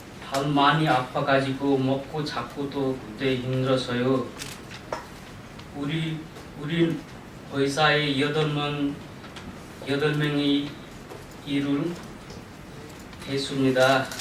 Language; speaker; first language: Korean; non-native, learner; Nepali